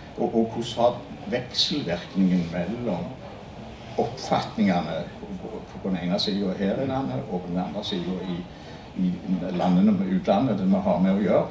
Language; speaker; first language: Norwegian; native; Norwegian